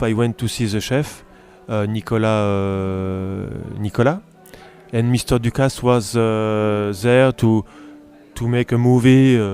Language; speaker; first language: English; non-native, learner; French